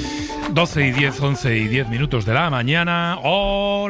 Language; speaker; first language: Spanish; native; Spanish